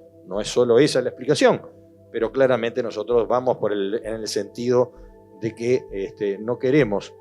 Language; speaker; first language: Spanish; native; Spanish